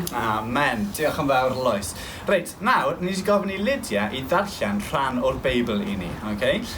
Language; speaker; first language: Welsh; non-native, local second language; English